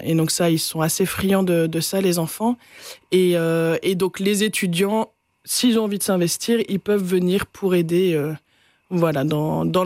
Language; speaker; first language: French; native; French